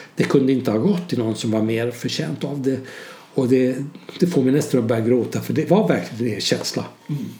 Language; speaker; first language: Swedish; early bilingual, other home language; Hungarian